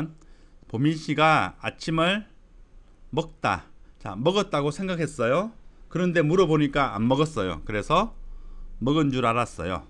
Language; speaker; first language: Korean; native; Korean